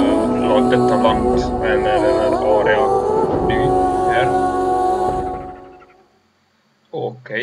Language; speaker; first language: Swedish; non-native, learner; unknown